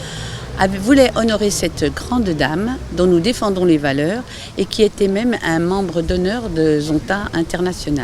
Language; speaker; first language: French; native; French